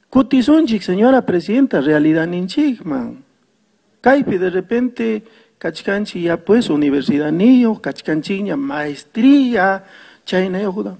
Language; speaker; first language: Spanish; non-native, local second language; Quechua